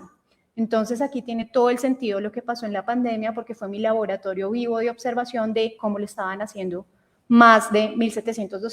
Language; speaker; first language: Spanish; native; Spanish